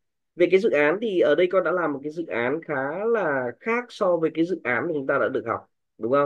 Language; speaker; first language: Vietnamese; native; Vietnamese